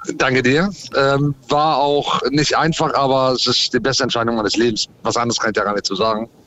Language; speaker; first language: German; early bilingual, other home language; English